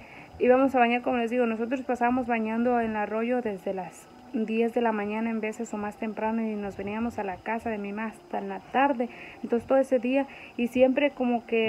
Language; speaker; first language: Spanish; native; Spanish